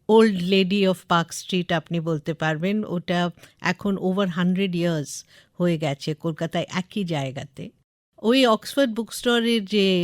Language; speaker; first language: Bangla; non-native, local second language; English